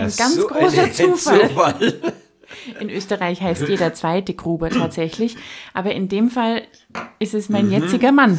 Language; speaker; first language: German; native; German